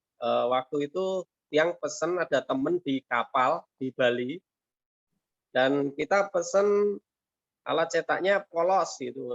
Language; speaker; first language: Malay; non-native, local second language; Javanese